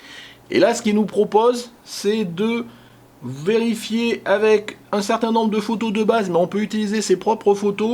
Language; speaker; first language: French; native; French